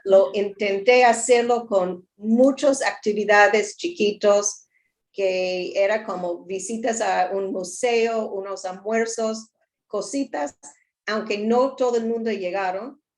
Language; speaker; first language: Spanish; non-native, learner; English